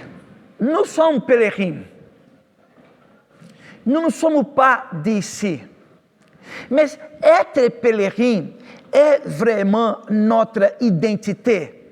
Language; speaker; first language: French; non-native, fluent; Portuguese